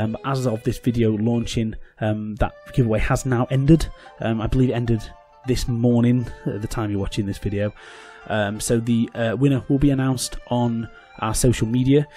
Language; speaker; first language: English; native; English